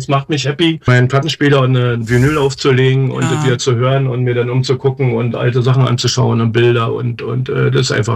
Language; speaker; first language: German; native; German